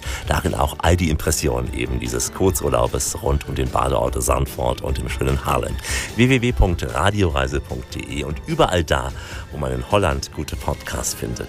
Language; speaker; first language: German; native; German